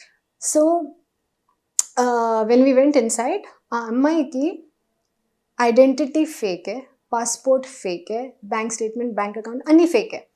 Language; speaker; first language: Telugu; non-native, learner; Hindi